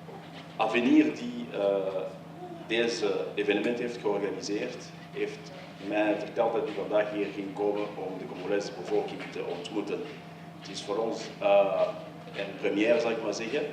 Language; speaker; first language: Dutch; early bilingual, other home language; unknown